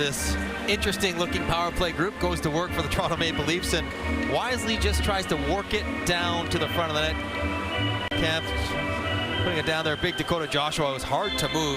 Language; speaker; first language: English; native; English